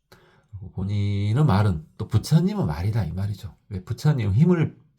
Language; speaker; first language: Korean; native; Korean